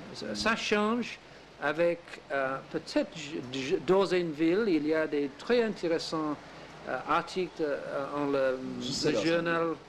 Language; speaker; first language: French; non-native, learner; English